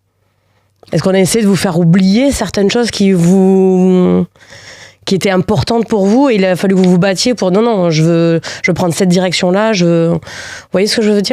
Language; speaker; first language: French; native; French